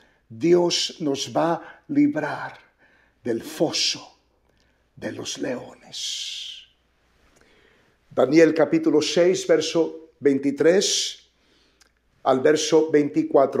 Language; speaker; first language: Spanish; native; Spanish